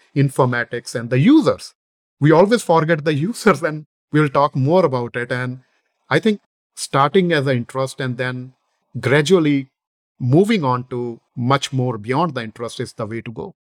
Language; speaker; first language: English; non-native, local second language; Hindi